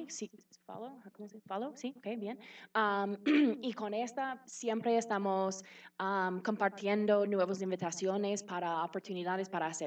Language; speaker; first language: Spanish; non-native, fluent; English